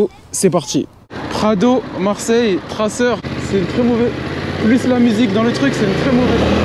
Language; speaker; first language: French; native; French